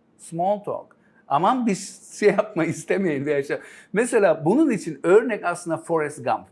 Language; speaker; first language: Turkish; early bilingual, heritage; Turkish